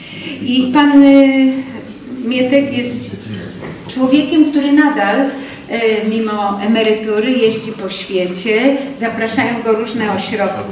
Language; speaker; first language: Polish; native; Polish